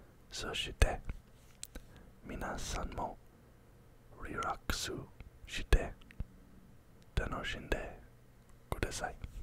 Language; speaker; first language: Japanese; non-native, learner; English